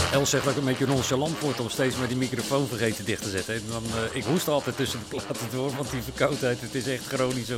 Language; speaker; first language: Dutch; native; Dutch